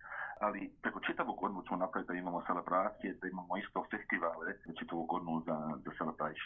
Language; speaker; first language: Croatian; early bilingual, heritage; Croatian